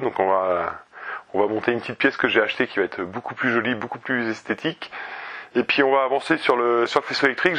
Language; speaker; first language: French; native; French